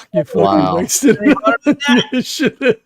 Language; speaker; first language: English; native; English